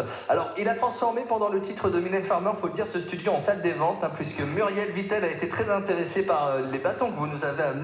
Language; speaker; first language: French; native; French